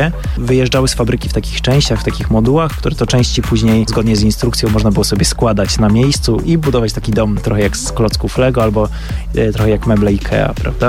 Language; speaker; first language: Polish; native; Polish